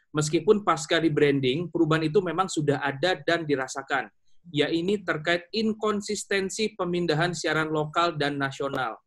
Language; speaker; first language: Indonesian; native; Indonesian